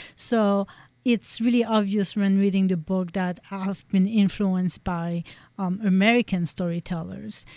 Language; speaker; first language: English; non-native, fluent; French